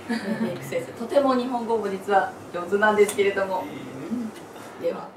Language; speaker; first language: Japanese; native; Japanese